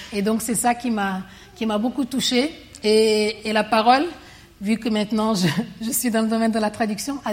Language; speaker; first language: French; non-native, fluent; Portuguese